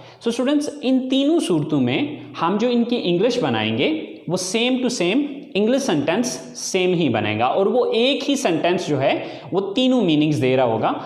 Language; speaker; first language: Urdu; native; Urdu